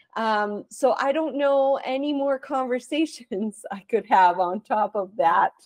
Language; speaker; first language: English; native; English